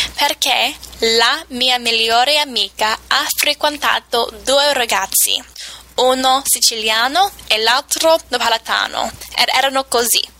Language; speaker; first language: Italian; non-native, fluent; English